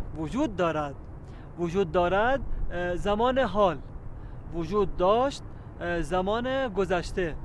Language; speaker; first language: Persian; non-native, learner; Arabic